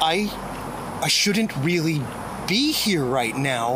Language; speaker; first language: English; native; English